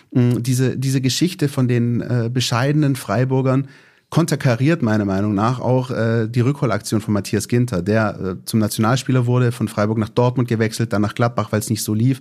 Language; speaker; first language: German; native; German